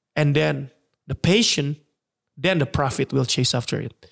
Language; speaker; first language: English; non-native, fluent; Indonesian